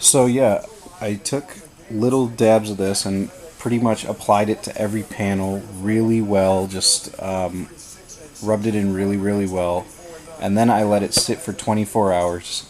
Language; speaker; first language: English; native; English